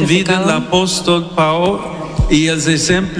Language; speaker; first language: Catalan; non-native, learner; English